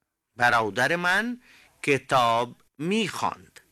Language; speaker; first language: Persian; non-native, fluent; Hindi